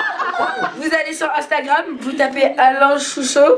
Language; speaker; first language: French; native; French